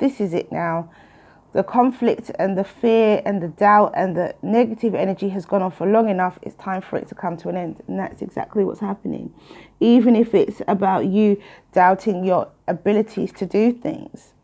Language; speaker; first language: English; native; English